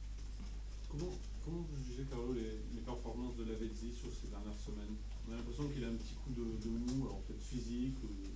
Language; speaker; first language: French; native; French